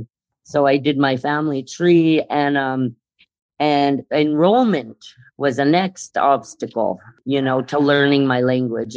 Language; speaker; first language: English; native; English